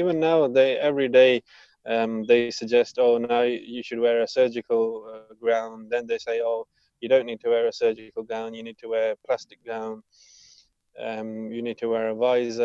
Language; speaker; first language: English; early bilingual, other home language; Punjabi